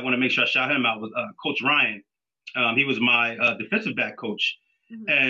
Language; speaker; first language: English; native; English